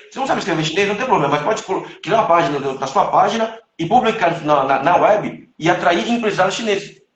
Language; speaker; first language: Portuguese; non-native, fluent; Chinese